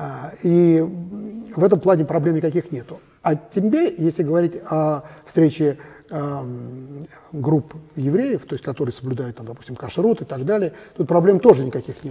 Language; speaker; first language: Russian; native; Russian